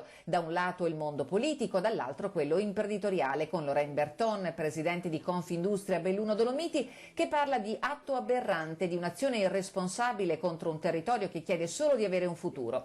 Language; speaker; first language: Italian; native; Italian